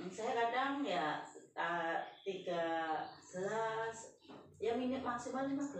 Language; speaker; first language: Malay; non-native, local second language; Javanese